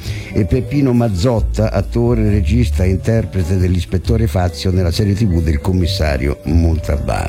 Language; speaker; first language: Italian; native; Italian